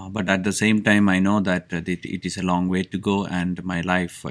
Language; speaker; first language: English; non-native, local second language; Malayalam